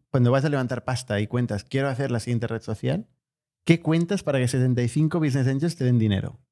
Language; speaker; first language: Spanish; native; Spanish